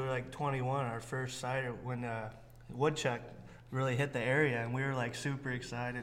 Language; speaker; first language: English; native; English